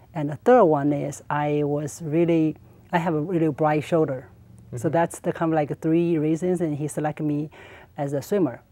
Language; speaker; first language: English; non-native, learner; Chinese